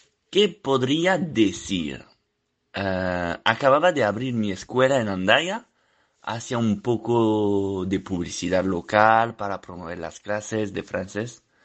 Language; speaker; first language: Spanish; non-native, fluent; French